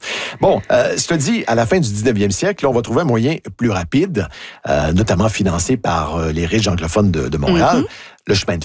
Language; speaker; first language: French; native; French